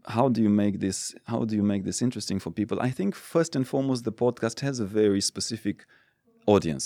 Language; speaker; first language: English; non-native, fluent; Romanian